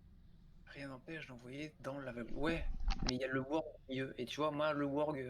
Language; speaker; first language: French; native; French